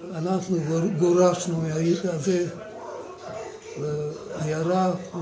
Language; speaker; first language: Hebrew; non-native, fluent; Romanian